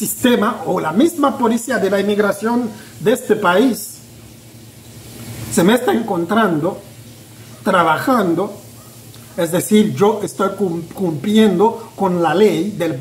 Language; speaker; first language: Spanish; non-native, fluent; Haitian Creole